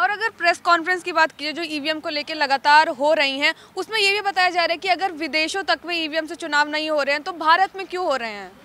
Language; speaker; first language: Hindi; native; Hindi